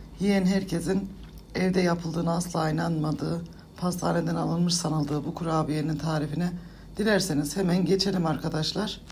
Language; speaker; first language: Turkish; native; Turkish